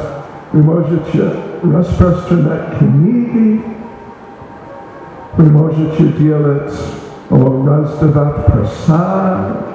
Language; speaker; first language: Russian; non-native, learner; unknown